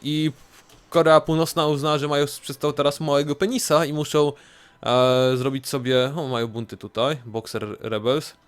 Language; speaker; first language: Polish; native; Polish